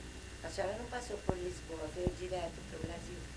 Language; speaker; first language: Portuguese; native; Portuguese